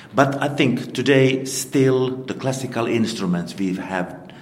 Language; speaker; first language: English; non-native, fluent; Finnish